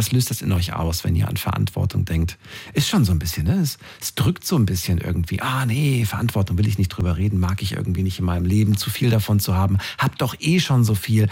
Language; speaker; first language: German; native; German